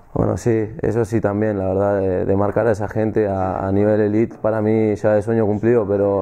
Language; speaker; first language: Spanish; native; Spanish